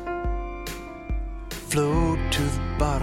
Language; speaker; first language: English; native; English